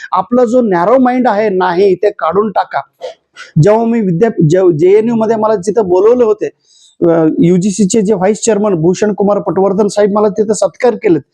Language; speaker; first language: Marathi; non-native, local second language; Kannada